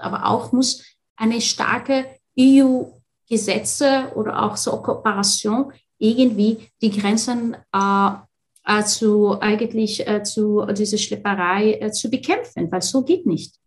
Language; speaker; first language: German; non-native, fluent; Arabic